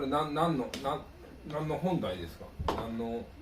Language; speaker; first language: Japanese; native; Japanese